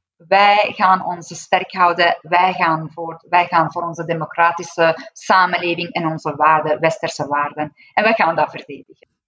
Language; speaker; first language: Dutch; non-native, fluent; Persian